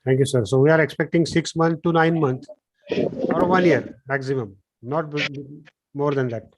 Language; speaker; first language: English; non-native, local second language; Marathi